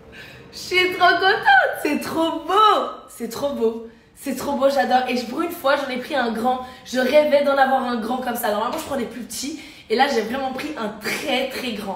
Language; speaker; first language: French; native; French